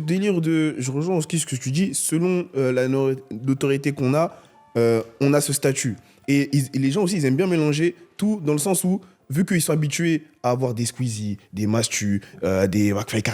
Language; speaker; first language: French; native; French